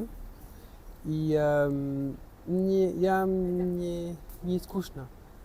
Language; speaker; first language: Russian; non-native, learner; French